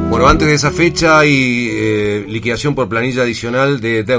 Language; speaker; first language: Spanish; native; Spanish